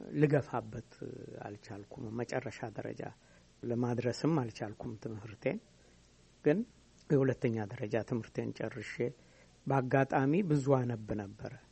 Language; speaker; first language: Amharic; native; Amharic